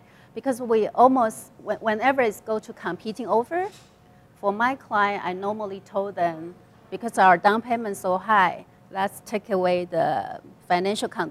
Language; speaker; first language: English; non-native, learner; Chinese